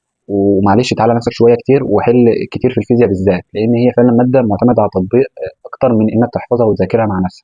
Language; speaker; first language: Arabic; native; Arabic